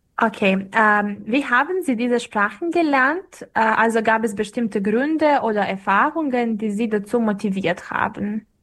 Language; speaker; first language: German; non-native, fluent; Serbian